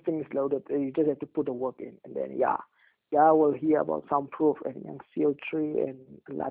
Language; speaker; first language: English; non-native, local second language; Afrikaans